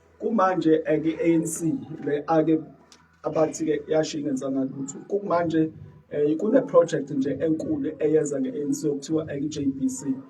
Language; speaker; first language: Zulu; native; Zulu